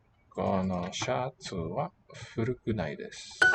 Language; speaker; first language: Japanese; non-native, learner; English